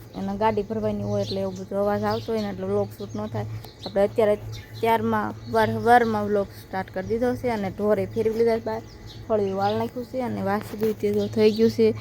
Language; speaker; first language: Gujarati; native; Gujarati